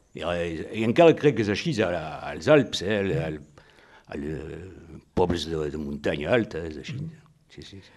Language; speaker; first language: Catalan; non-native, local second language; French